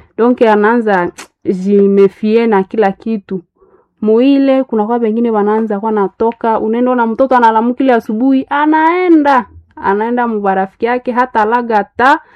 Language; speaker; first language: Swahili; non-native, local second language; Nande